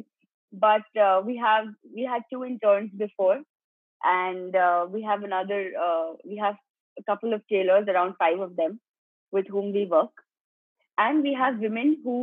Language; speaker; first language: English; non-native, local second language; Gujarati